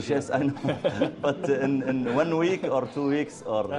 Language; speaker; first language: English; non-native, learner; Arabic